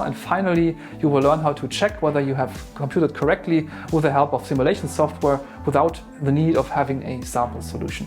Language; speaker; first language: English; non-native, fluent; German